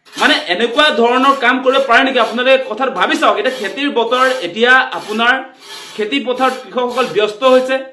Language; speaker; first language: Assamese; native; Assamese